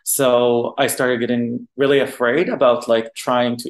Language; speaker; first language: English; non-native, fluent; Arabic